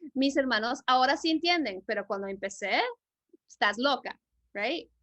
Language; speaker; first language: Spanish; early bilingual, other home language; English